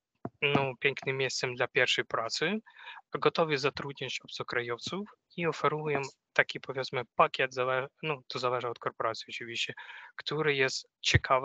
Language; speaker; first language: Polish; non-native, fluent; Ukrainian